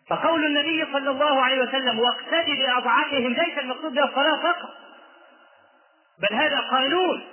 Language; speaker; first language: Arabic; native; Arabic